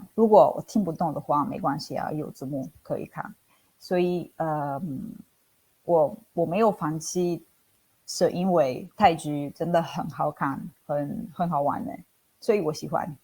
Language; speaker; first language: Chinese; non-native, fluent; Italian